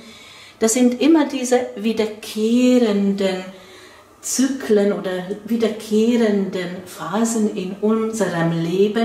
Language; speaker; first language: German; non-native, fluent; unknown